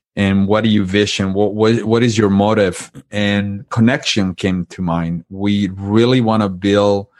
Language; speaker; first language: English; non-native, fluent; Spanish